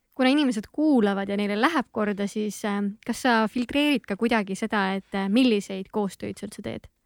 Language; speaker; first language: Estonian; native; Estonian